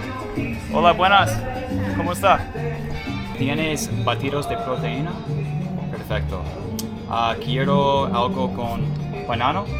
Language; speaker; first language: Spanish; non-native, learner; English